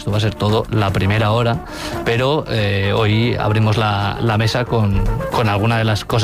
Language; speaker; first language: Spanish; native; Spanish